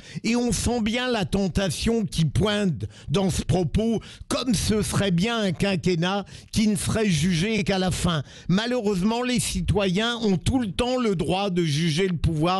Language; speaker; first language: French; native; French